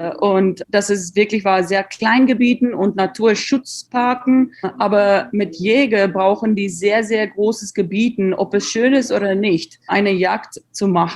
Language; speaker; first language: German; non-native, learner; Afrikaans